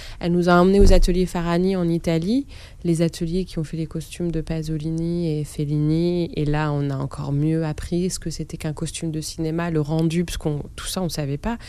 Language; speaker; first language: French; non-native, local second language; Arabic